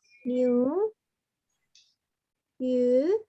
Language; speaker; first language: Chinese; non-native, learner; Indonesian